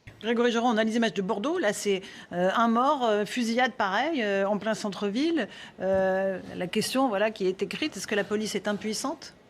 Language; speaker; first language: French; native; French